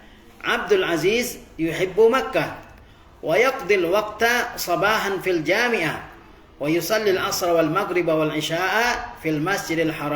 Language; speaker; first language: Arabic; non-native, fluent; Indonesian